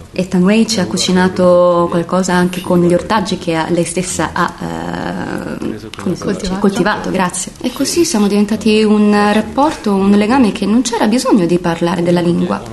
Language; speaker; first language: Italian; native; Italian